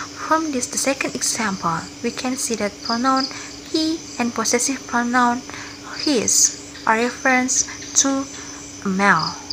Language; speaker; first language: English; non-native, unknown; Indonesian